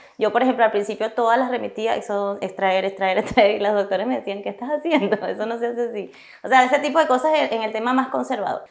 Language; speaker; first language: Spanish; native; Spanish